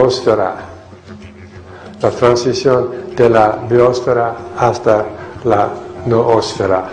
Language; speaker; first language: Spanish; non-native, fluent; English